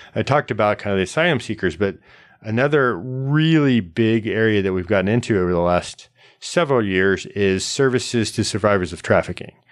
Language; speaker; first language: English; native; English